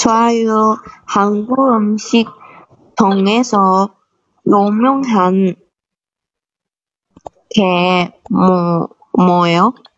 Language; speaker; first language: Korean; non-native, learner; Chinese